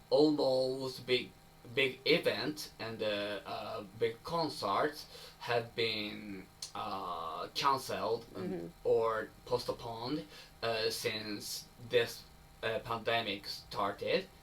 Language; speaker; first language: English; non-native, learner; Japanese